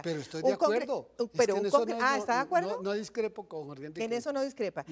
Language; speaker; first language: Spanish; native; Spanish